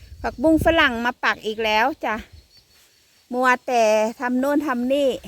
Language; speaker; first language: Thai; native; Thai